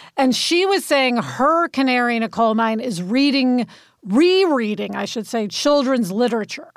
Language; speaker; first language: English; native; English